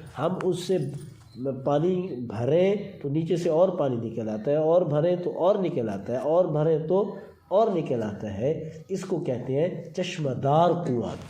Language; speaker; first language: Urdu; non-native, local second language; Saraiki